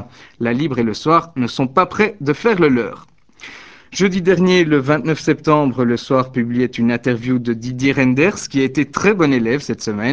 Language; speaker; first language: French; native; French